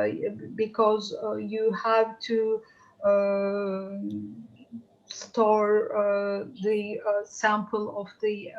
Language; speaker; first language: English; non-native, fluent; Turkish